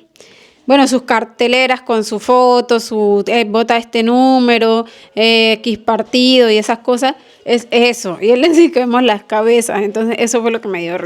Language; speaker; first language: Spanish; native; Spanish